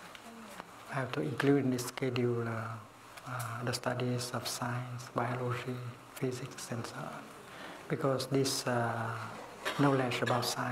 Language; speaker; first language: English; non-native, fluent; Vietnamese